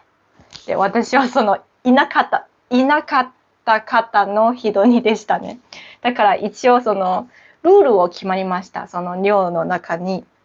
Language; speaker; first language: Japanese; non-native, local second language; Chinese